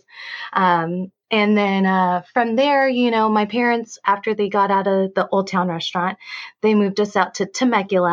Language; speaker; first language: English; native; English